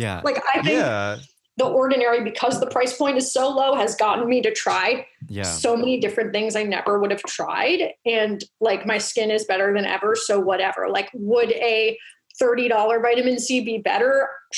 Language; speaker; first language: English; native; English